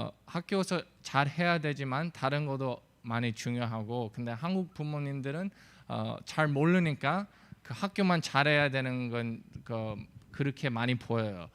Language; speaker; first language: Korean; early bilingual, heritage; English